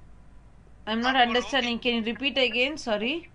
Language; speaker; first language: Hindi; non-native, local second language; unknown